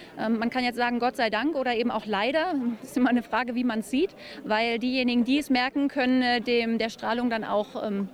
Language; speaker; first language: German; native; German